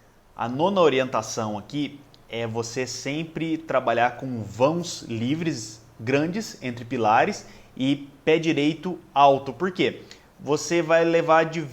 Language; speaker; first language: Portuguese; native; Portuguese